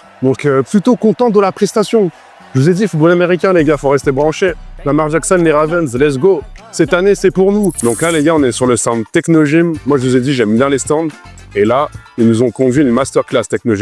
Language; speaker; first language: French; native; French